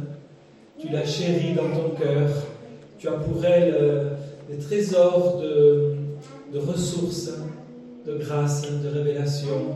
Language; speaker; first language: French; native; French